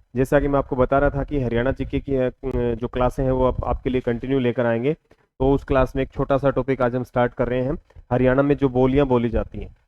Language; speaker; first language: Hindi; native; Hindi